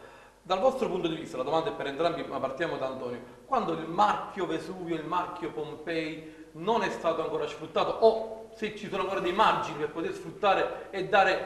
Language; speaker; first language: Italian; native; Italian